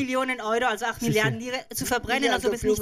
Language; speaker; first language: German; native; German